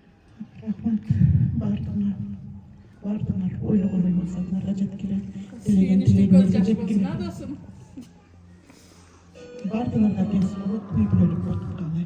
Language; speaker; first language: Kyrgyz; native; Kyrgyz